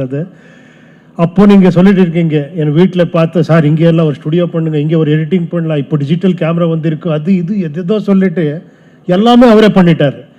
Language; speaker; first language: Tamil; non-native, learner; Kannada